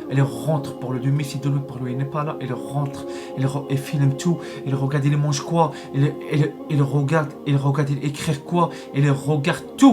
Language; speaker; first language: French; non-native, learner; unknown